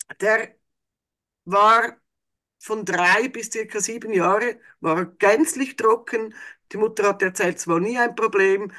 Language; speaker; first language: German; native; German